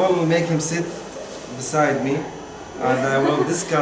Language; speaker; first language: English; non-native, learner; Arabic